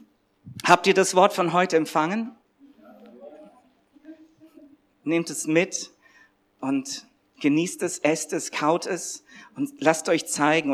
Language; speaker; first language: German; native; German